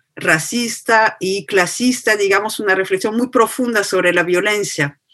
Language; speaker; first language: Spanish; non-native, fluent; French